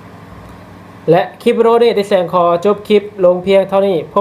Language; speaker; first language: Thai; non-native, local second language; Lao